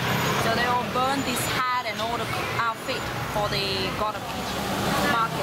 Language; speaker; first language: English; non-native, learner; Vietnamese